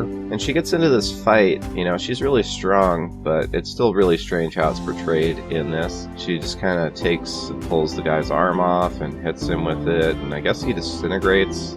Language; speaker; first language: English; native; English